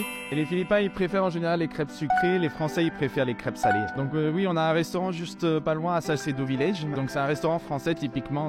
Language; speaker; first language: French; native; French